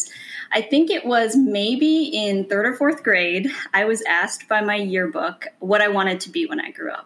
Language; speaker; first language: English; native; English